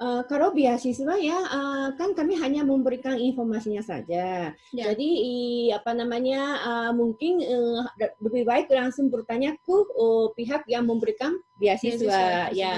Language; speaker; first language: Indonesian; non-native, fluent; Japanese